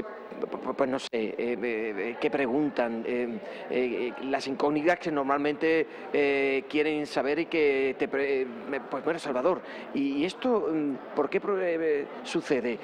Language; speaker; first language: Spanish; native; Spanish